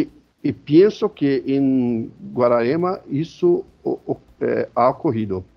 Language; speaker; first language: Portuguese; non-native, fluent; Spanish